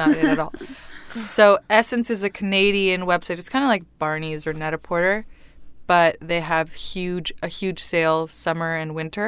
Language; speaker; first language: English; non-native, fluent; Spanish